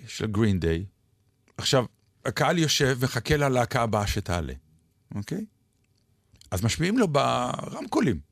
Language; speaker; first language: Hebrew; native; Hebrew